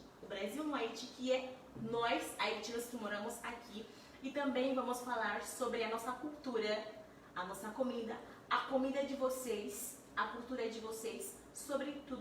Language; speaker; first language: Portuguese; non-native, fluent; Haitian Creole